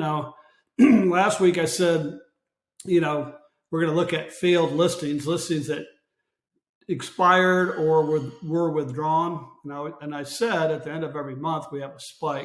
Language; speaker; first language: English; native; English